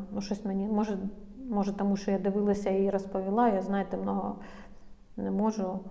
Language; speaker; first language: Ukrainian; non-native, local second language; Russian